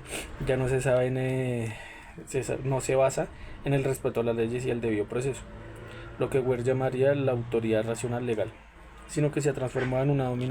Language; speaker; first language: Spanish; native; Spanish